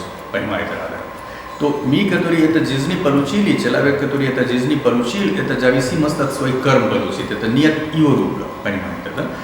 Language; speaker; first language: Russian; non-native, learner; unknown